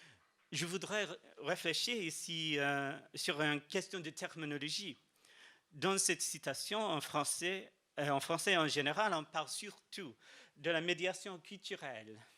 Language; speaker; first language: French; non-native, fluent; English